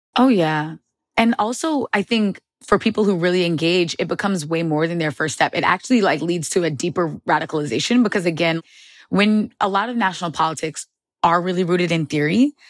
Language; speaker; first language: English; native; English